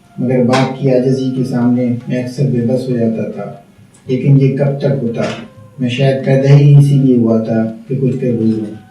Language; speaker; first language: Urdu; native; Urdu